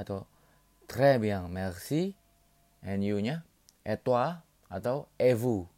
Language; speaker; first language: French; non-native, learner; Indonesian